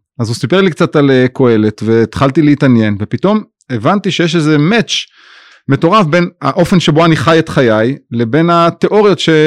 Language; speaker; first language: Hebrew; native; Hebrew